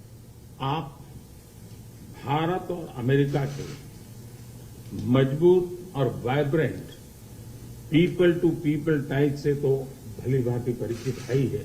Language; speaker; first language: Hindi; native; Hindi